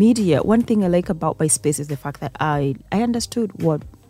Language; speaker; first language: English; non-native, local second language; Gusii